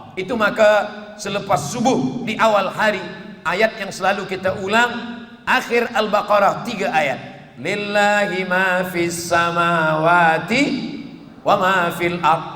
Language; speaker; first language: Malay; native; Malay